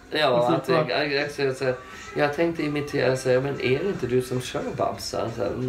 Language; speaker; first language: Swedish; native; Swedish